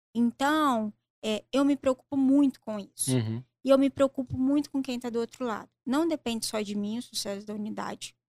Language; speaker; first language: Portuguese; native; Portuguese